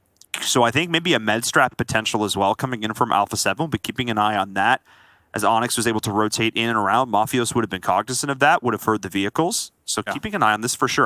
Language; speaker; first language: English; native; English